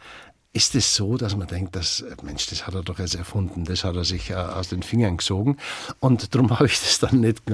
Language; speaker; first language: German; native; German